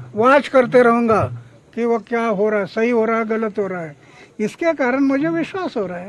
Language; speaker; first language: Hindi; non-native, local second language; Marathi